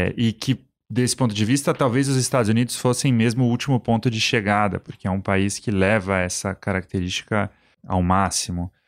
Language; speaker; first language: Portuguese; native; Portuguese